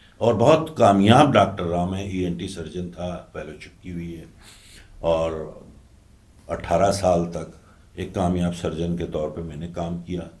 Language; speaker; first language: Urdu; native; Urdu